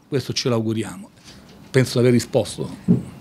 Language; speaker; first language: Italian; native; Italian